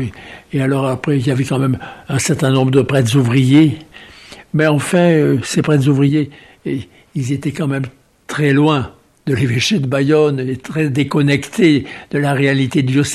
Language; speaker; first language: French; native; French